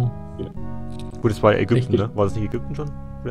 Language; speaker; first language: German; native; German